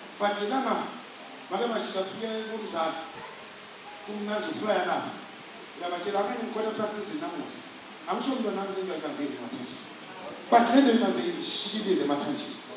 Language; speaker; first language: Zulu; non-native, local second language; Swati